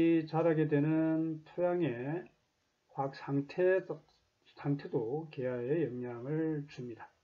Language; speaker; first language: Korean; native; Korean